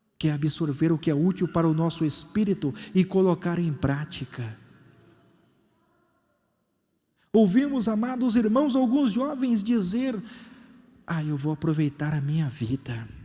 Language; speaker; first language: Portuguese; native; Portuguese